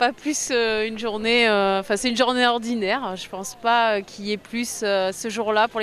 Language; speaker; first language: French; native; French